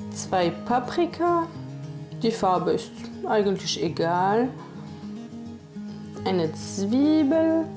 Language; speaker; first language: German; non-native, fluent; French